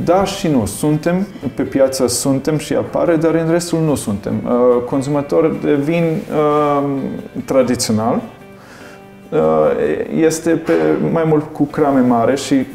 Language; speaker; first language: Romanian; non-native, learner; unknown